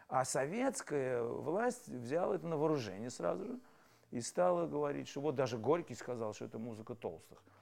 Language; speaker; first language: Russian; native; Russian